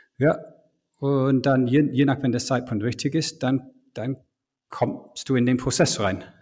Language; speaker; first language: German; non-native, fluent; English